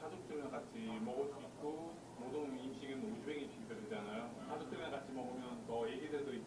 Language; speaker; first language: Korean; non-native, fluent; Uzbek